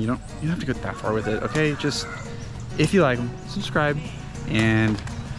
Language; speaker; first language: English; native; English